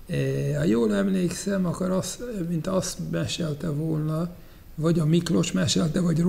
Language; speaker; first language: Hungarian; non-native, fluent; English